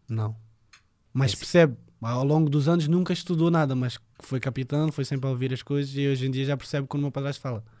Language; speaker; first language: Portuguese; native; Portuguese